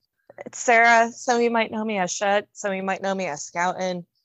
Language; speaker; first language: English; native; English